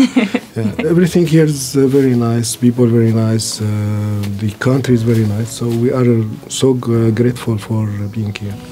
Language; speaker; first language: English; non-native, fluent; Arabic